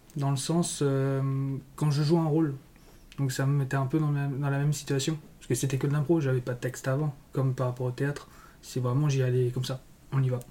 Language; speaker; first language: French; native; French